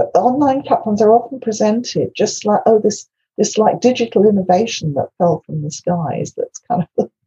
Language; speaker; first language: English; non-native, local second language; Welsh